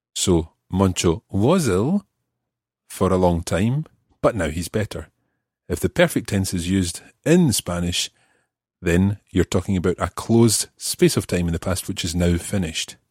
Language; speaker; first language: English; native; English